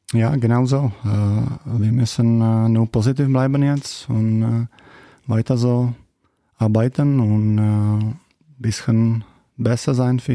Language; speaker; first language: German; non-native, fluent; Czech